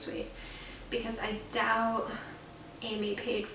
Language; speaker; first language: English; native; English